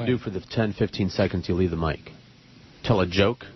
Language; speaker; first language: English; native; English